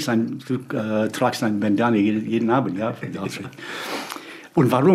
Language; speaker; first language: German; non-native, fluent; English